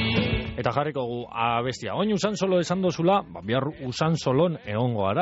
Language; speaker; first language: Basque; native; Basque